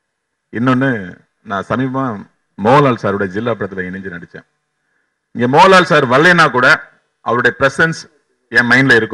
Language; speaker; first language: Tamil; native; Tamil